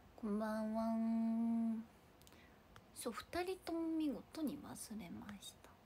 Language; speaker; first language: Japanese; native; Japanese